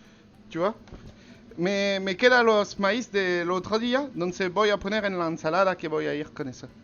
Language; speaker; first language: Spanish; non-native, learner; French